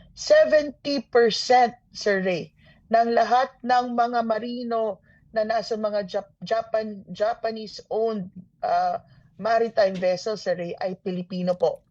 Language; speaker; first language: Filipino; native; Filipino